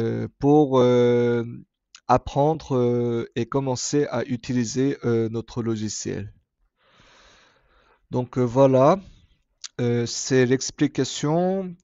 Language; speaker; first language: French; non-native, fluent; Korean